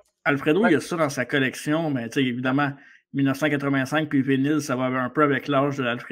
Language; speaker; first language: French; native; French